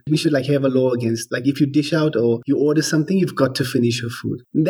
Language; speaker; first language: English; native; English